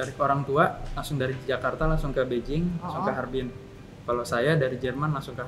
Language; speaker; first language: Indonesian; native; Indonesian